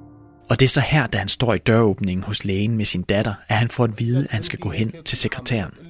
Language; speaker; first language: Danish; native; Danish